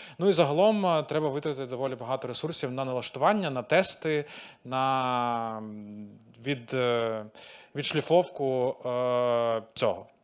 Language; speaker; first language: Ukrainian; non-native, local second language; Russian